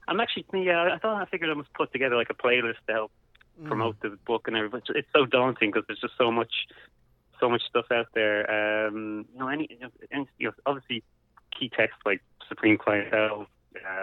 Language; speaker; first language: English; native; English